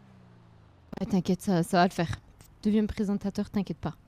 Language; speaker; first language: French; native; French